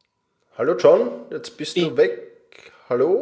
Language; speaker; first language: German; native; German